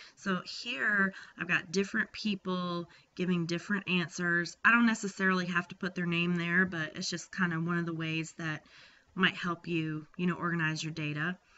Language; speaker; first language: English; native; English